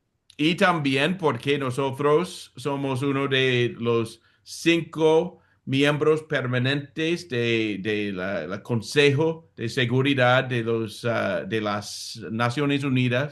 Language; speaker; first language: Spanish; non-native, fluent; English